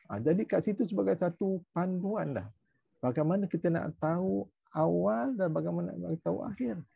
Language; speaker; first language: Malay; native; Malay